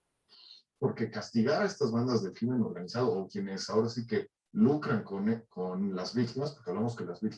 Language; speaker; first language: Spanish; native; Spanish